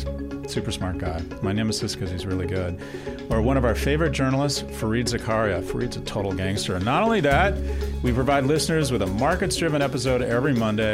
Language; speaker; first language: English; native; English